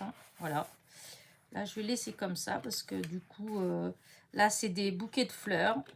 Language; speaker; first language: French; native; French